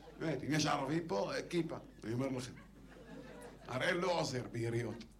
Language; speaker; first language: Hebrew; non-native, local second language; Arabic